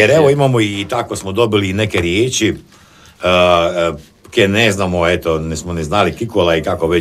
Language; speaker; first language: Croatian; native; Croatian